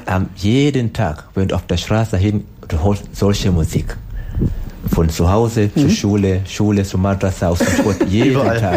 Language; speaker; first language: German; non-native, learner; Swahili